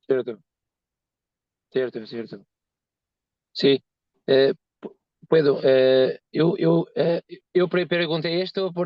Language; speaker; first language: Spanish; non-native, learner; Portuguese